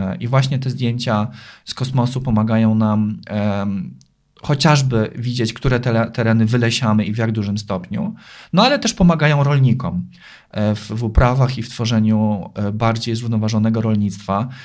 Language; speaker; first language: Polish; native; Polish